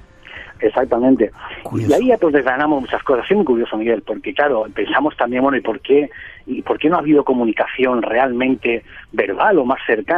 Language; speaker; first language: Spanish; native; Spanish